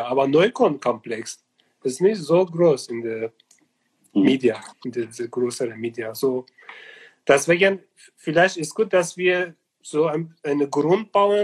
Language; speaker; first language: German; non-native, learner; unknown